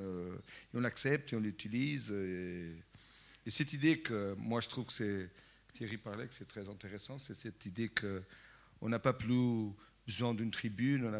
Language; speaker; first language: French; non-native, fluent; Portuguese